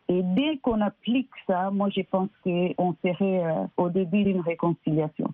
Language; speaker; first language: French; non-native, local second language; Lingala